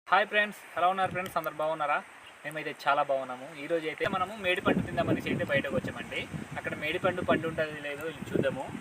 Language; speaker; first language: Telugu; non-native, local second language; Odia